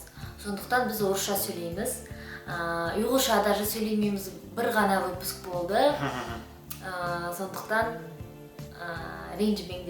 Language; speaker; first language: Kazakh; non-native, local second language; Uyghur